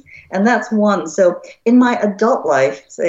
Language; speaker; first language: English; non-native, local second language; Cantonese